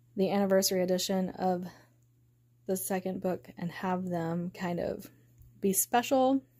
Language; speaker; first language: English; native; English